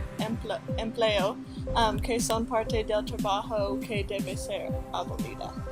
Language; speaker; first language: Spanish; non-native, learner; English